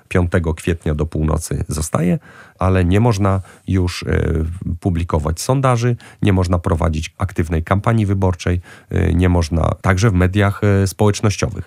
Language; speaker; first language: Polish; native; Polish